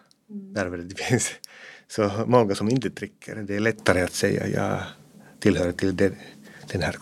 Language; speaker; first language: Swedish; non-native, fluent; Finnish